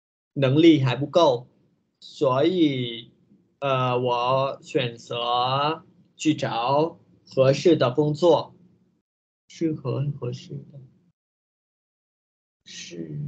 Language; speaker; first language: Chinese; non-native, learner; Vietnamese